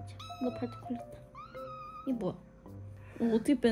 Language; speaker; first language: Korean; native; Korean